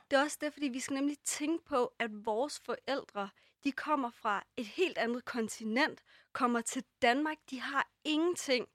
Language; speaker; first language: Danish; early bilingual, other home language; Persian